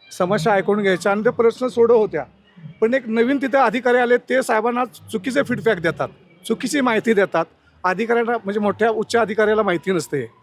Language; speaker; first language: Marathi; native; Marathi